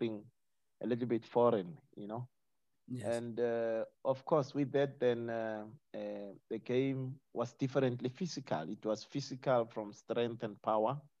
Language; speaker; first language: English; non-native, local second language; Northern Sotho